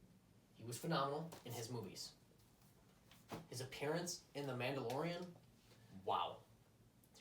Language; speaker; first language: English; native; English